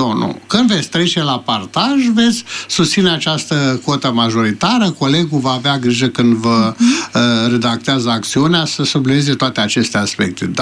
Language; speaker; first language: Romanian; native; Romanian